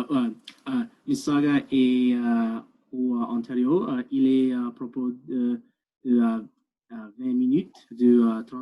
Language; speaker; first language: French; non-native, learner; English